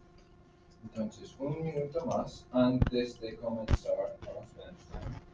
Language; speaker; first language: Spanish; non-native, fluent; English